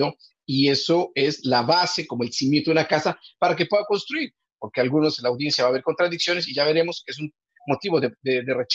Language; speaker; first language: Spanish; native; Spanish